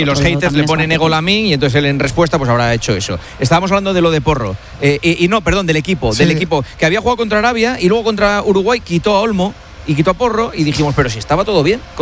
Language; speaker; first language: Spanish; native; Spanish